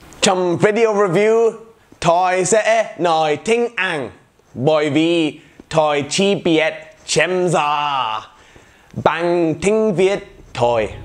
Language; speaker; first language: Vietnamese; non-native, learner; English